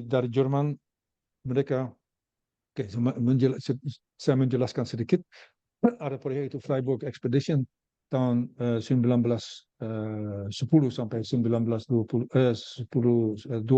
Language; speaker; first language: Indonesian; non-native, learner; Dutch